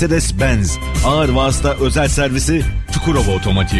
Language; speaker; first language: Turkish; native; Turkish